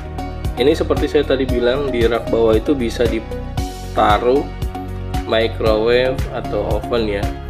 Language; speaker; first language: Indonesian; native; Indonesian